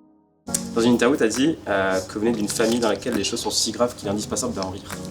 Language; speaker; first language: French; native; French